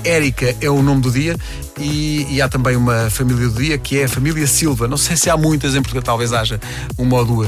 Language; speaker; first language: Portuguese; native; Portuguese